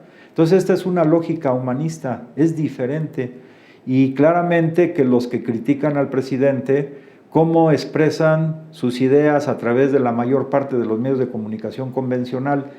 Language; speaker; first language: Spanish; native; Spanish